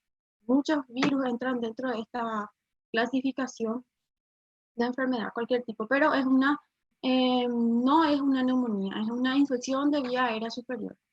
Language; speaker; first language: Spanish; native; Spanish